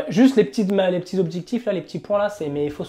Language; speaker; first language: French; native; French